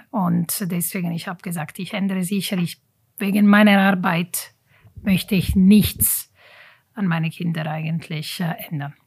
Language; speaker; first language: German; non-native, fluent; Italian